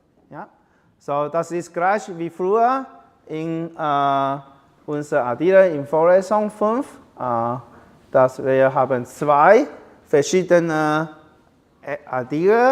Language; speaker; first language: German; non-native, learner; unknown